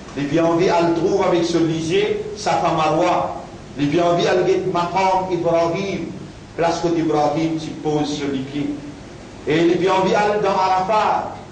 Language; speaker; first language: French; non-native, local second language; Morisyen